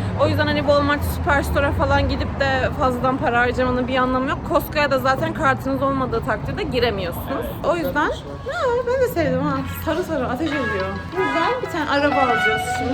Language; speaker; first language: Turkish; native; Turkish